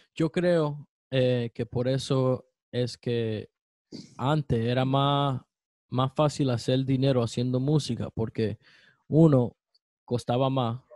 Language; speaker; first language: Spanish; early bilingual, heritage; Spanish